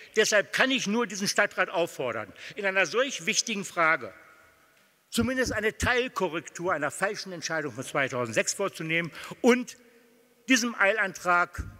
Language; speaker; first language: German; native; German